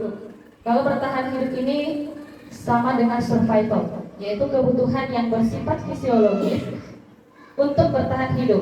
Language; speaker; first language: Indonesian; native; Indonesian